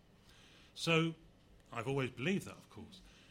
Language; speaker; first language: English; native; English